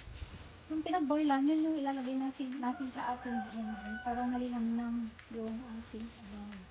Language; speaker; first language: Filipino; non-native, local second language; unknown